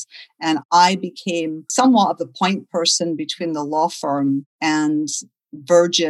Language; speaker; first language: English; native; English